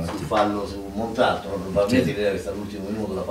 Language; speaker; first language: Italian; native; Italian